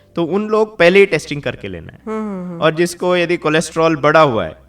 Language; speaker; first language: Hindi; non-native, local second language; Kannada